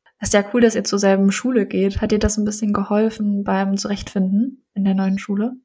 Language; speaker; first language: German; native; German